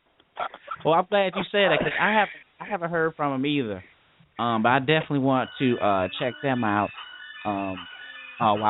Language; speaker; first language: English; native; English